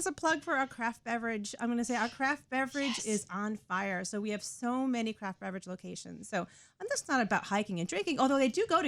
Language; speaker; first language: English; native; English